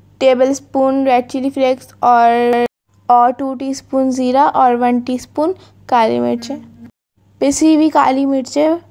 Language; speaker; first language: Urdu; native; Urdu